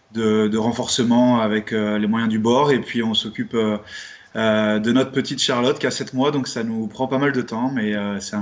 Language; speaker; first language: French; native; French